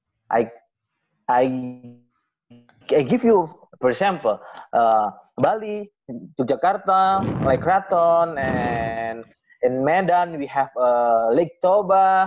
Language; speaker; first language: English; non-native, learner; Indonesian